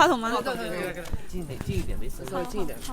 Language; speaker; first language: Chinese; native; Chinese